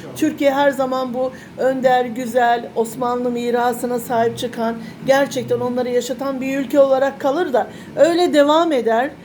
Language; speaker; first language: Turkish; native; Turkish